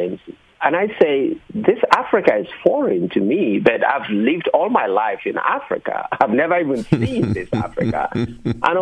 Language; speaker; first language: English; non-native, local second language; Igbo